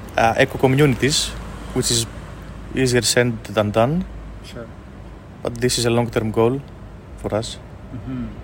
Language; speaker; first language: English; non-native, fluent; Greek